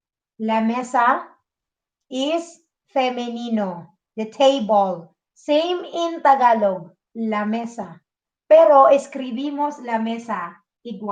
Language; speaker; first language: Spanish; non-native, fluent; Filipino